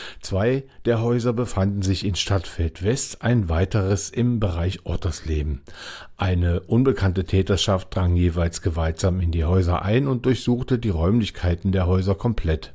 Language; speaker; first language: German; native; German